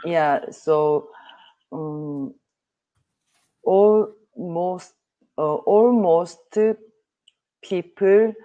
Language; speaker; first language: English; non-native, learner; Korean